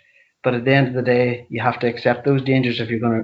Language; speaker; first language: English; native; English